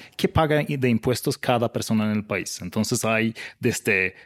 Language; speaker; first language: Spanish; non-native, fluent; Swedish